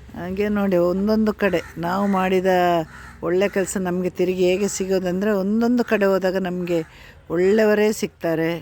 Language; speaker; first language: Kannada; native; Kannada